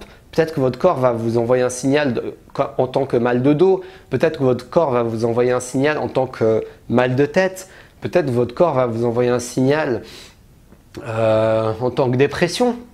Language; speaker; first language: French; native; French